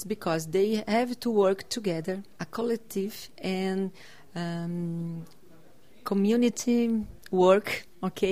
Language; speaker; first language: English; non-native, learner; Portuguese